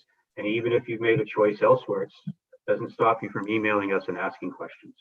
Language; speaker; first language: English; native; English